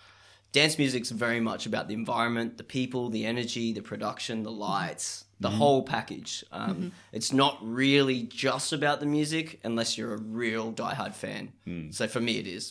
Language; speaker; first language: English; native; English